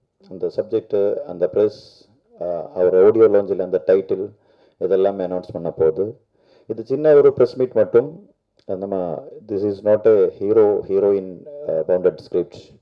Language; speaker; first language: Tamil; non-native, local second language; Malayalam